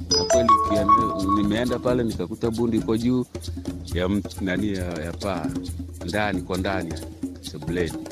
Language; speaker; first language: Swahili; native; Swahili